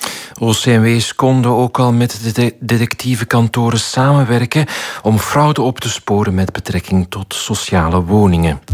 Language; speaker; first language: Dutch; native; Dutch